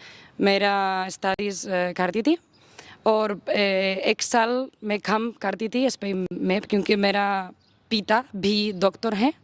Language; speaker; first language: Hindi; non-native, learner; Spanish